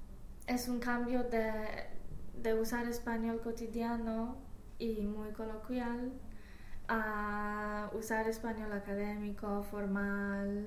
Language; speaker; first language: Spanish; non-native, fluent; Polish